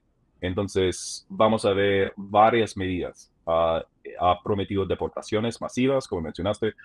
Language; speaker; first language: Spanish; non-native, fluent; English